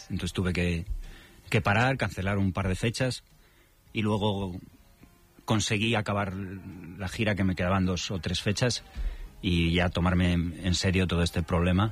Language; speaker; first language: Spanish; native; Spanish